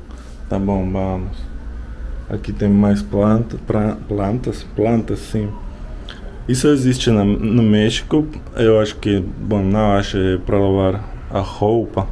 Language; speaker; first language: Portuguese; non-native, learner; Russian